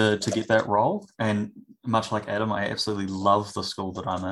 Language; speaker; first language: English; native; English